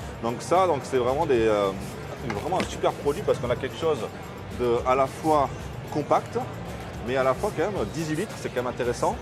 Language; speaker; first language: French; native; French